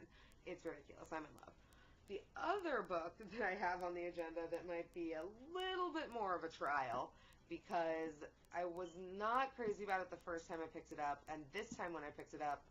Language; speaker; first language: English; native; English